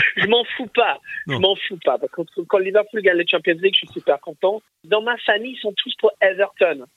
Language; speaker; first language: French; early bilingual, other home language; English